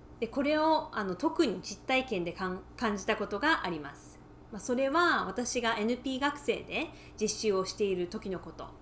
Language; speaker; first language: Japanese; native; Japanese